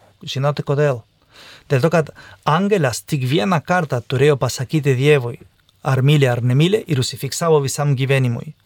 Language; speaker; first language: Lithuanian; non-native, fluent; Spanish